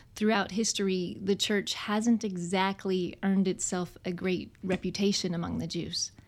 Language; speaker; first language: English; native; English